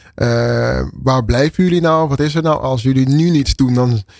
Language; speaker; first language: Dutch; native; Dutch